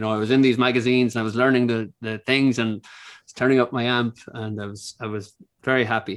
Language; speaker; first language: English; native; English